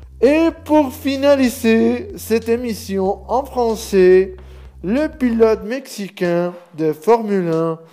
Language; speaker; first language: French; non-native, learner; Spanish